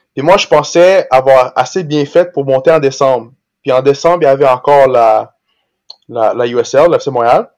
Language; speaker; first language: French; early bilingual, other home language; Portuguese